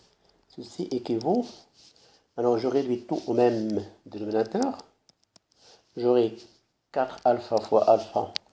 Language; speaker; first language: French; non-native, local second language; Arabic